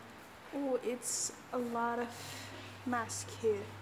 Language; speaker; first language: English; non-native, learner; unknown